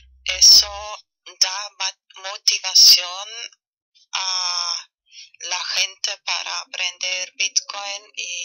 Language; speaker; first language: Spanish; non-native, fluent; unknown